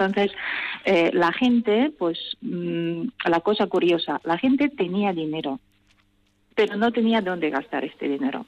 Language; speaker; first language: Spanish; non-native, fluent; Russian